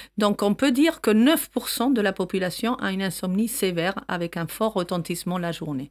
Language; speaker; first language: French; non-native, fluent; Spanish